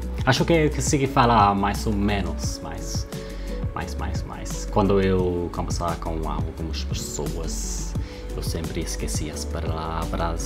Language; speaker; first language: Portuguese; non-native, learner; English